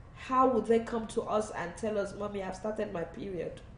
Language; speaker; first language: English; non-native, local second language; Yoruba